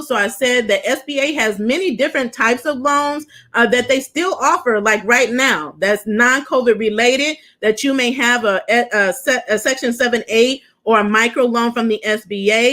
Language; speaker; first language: English; native; English